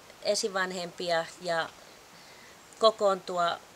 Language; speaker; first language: Finnish; native; Finnish